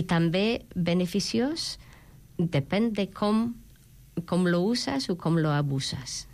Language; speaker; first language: Catalan; non-native, fluent; English